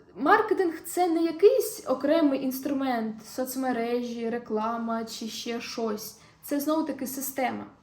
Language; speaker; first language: Ukrainian; non-native, local second language; Russian